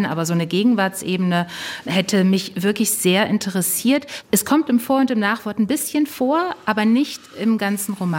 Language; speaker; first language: German; native; German